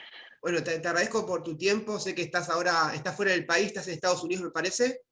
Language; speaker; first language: Spanish; native; Spanish